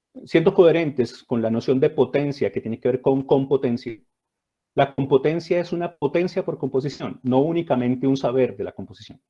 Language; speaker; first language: Spanish; native; Spanish